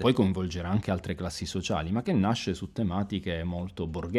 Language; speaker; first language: Italian; native; Italian